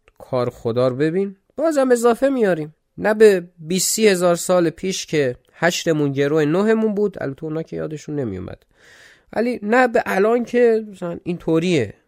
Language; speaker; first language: Persian; non-native, local second language; Azerbaijani